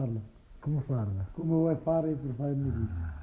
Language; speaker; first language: Italian; non-native, local second language; Arabic